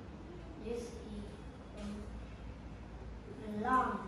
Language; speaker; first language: English; non-native, learner; Vietnamese